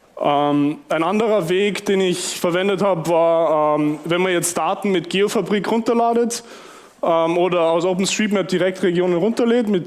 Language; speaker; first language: German; native; German